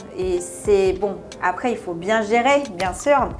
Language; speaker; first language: French; non-native, fluent; Chinese